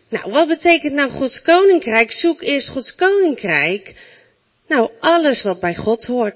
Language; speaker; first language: Dutch; native; Dutch